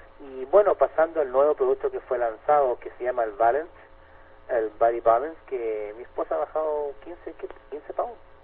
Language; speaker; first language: Spanish; native; Spanish